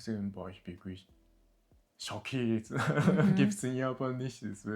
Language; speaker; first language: German; non-native, learner; Japanese